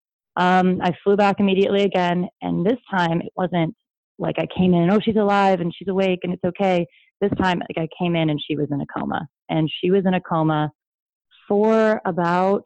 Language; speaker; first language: English; native; English